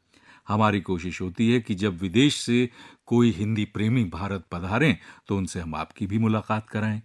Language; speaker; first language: Hindi; native; Hindi